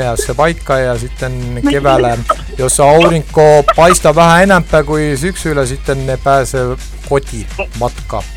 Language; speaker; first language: Finnish; non-native, learner; Estonian